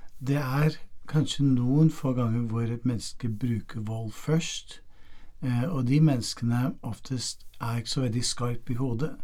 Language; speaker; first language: Norwegian; non-native, fluent; English